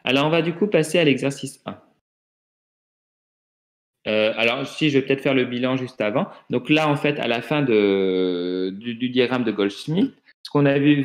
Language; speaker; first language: French; native; French